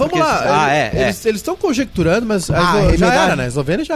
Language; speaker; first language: Portuguese; native; Portuguese